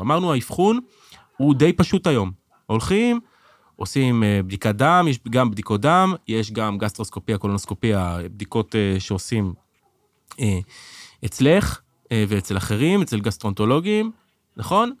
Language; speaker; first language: Hebrew; native; Hebrew